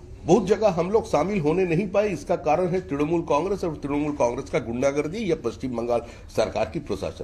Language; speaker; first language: Hindi; non-native, local second language; Bangla